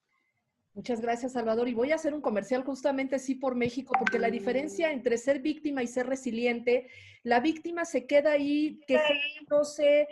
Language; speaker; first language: Spanish; native; Spanish